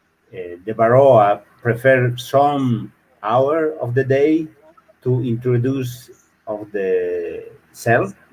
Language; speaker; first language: English; non-native, learner; Spanish